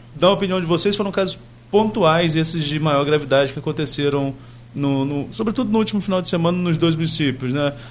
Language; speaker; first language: Portuguese; native; Portuguese